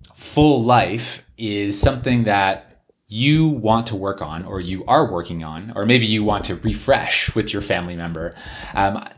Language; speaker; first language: English; native; English